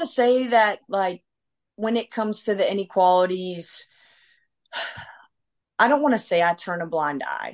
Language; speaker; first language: English; native; English